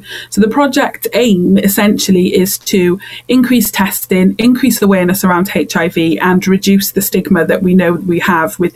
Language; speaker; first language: English; native; English